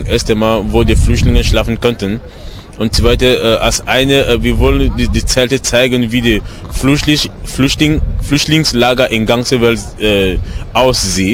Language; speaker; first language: German; non-native, learner; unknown